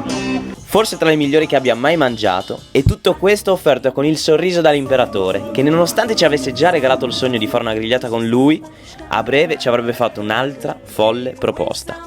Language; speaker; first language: Italian; native; Italian